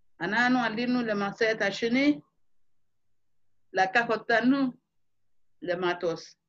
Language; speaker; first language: Hebrew; non-native, fluent; Amharic